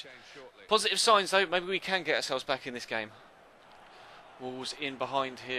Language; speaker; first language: English; native; English